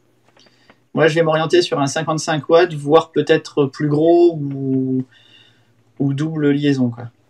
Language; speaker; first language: French; native; French